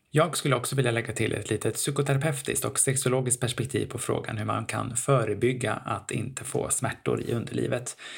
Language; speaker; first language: Swedish; native; Swedish